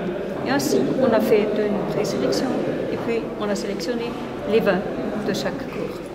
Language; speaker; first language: French; non-native, fluent; Spanish